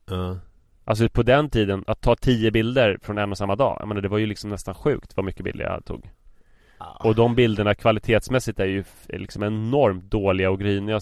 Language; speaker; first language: Swedish; native; Swedish